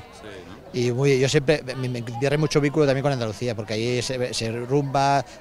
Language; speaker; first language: Spanish; native; Spanish